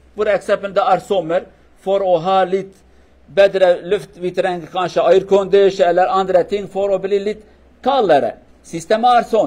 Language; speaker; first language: Norwegian; non-native, learner; Kurdish